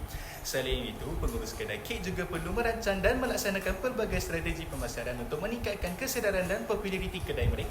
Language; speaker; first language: Malay; native; Malay